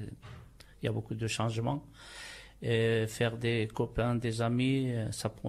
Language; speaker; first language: French; non-native, fluent; Turkish